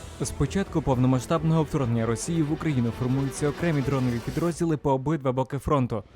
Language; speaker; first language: Ukrainian; native; Ukrainian